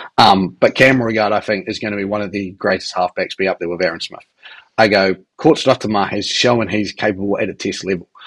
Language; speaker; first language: English; native; English